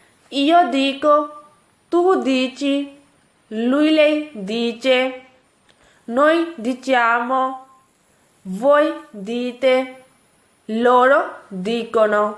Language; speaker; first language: Italian; non-native, fluent; Urdu